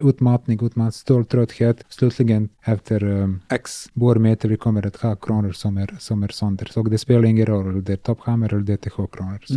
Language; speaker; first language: Swedish; non-native, learner; Serbian